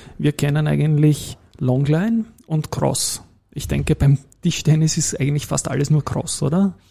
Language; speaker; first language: German; native; German